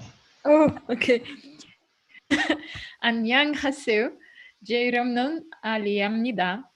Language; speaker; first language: Korean; non-native, learner; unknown